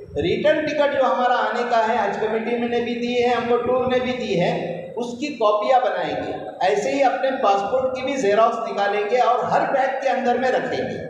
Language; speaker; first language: Urdu; non-native, local second language; Konkani